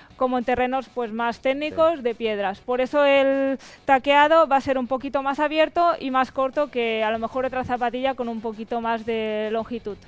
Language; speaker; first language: Spanish; native; Spanish